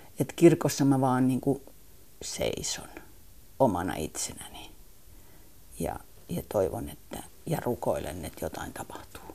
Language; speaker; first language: Finnish; native; Finnish